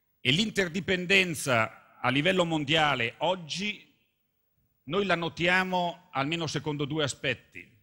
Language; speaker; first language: Italian; native; Italian